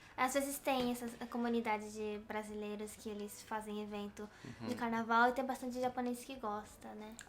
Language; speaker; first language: Portuguese; native; Portuguese